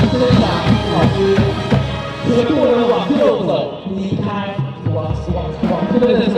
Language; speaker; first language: Chinese; native; Chinese